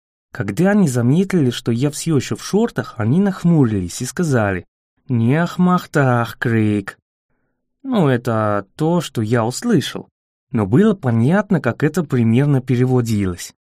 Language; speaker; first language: Russian; non-native, fluent; English